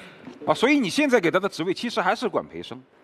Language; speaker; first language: Chinese; native; Chinese